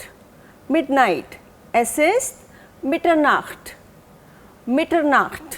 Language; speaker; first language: German; non-native, fluent; Hindi